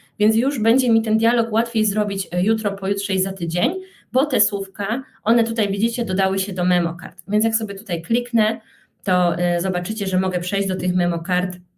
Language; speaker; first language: Polish; native; Polish